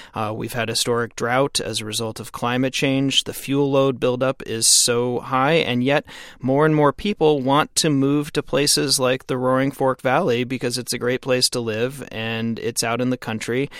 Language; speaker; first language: English; native; English